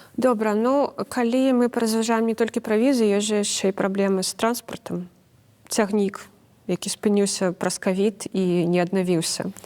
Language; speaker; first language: Belarusian; non-native, local second language; Russian